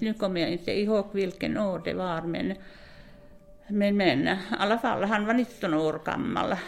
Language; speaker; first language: Swedish; non-native, fluent; Finnish